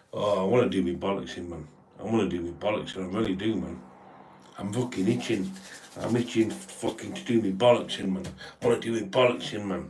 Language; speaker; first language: English; native; English